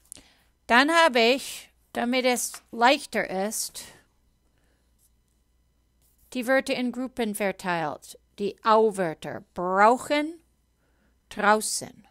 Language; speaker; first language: German; non-native, fluent; English